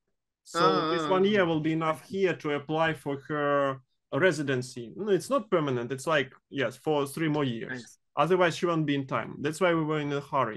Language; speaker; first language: English; non-native, fluent; Russian